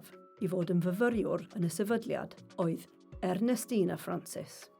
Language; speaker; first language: Welsh; native; Welsh